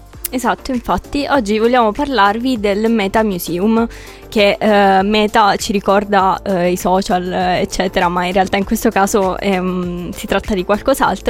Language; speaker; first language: Italian; native; Italian